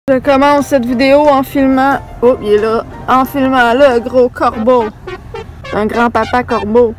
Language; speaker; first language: French; native; French